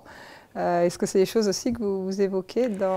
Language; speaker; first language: French; native; French